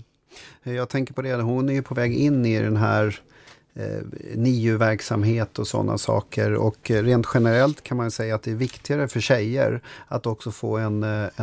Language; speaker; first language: Swedish; native; Swedish